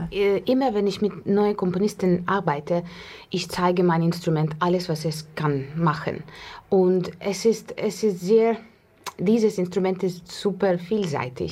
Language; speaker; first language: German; non-native, learner; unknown